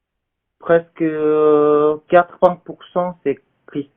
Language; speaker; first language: French; non-native, learner; Korean